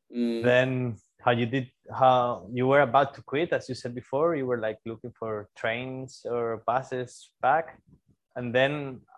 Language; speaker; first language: English; non-native, fluent; Spanish